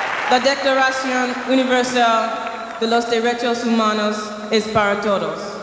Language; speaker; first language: Spanish; non-native, learner; English